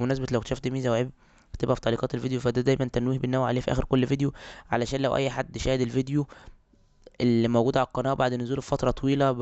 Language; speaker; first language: Arabic; native; Arabic